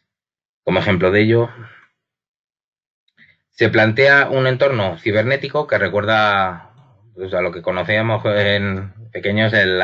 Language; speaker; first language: Spanish; native; Spanish